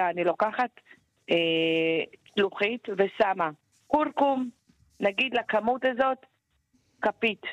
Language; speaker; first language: Hebrew; native; Hebrew